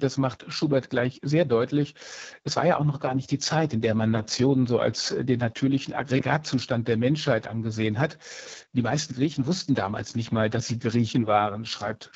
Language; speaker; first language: German; native; German